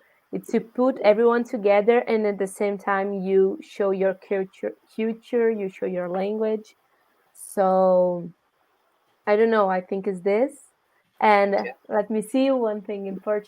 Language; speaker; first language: English; non-native, learner; Portuguese